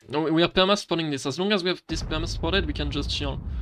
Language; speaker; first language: English; non-native, fluent; French